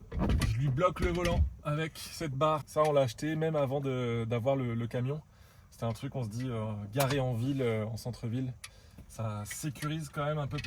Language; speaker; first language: French; native; French